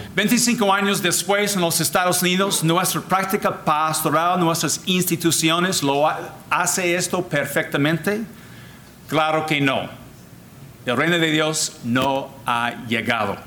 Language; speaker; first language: Spanish; non-native, fluent; English